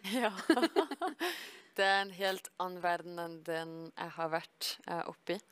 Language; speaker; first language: Norwegian; early bilingual, heritage; French